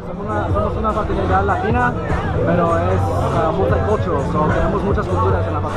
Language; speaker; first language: Spanish; early bilingual, other home language; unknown